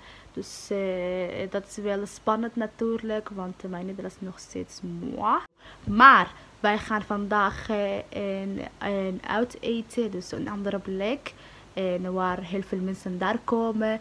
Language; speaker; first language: Dutch; non-native, learner; Somali